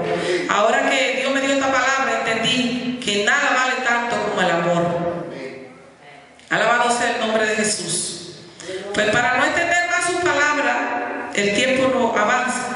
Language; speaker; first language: Spanish; native; Spanish